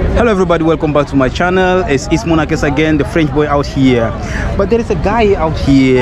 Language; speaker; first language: English; non-native, fluent; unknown